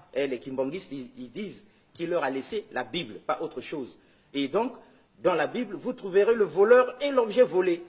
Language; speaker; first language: French; non-native, local second language; Lingala